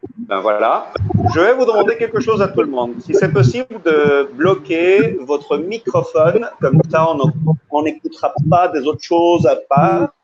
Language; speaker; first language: French; early bilingual, heritage; French